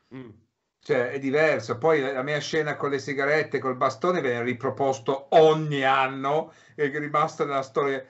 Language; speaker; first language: Italian; early bilingual, heritage; English